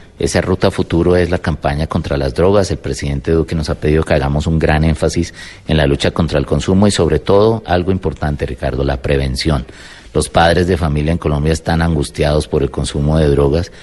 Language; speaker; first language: Spanish; native; Spanish